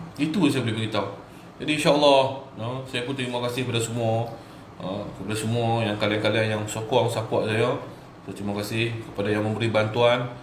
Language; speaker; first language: Malay; native; Malay